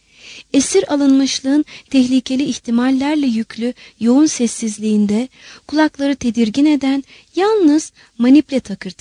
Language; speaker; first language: Turkish; native; Turkish